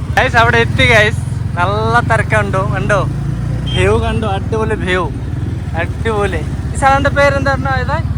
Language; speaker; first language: Malayalam; native; Malayalam